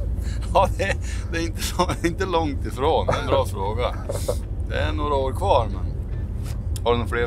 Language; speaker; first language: Swedish; native; Swedish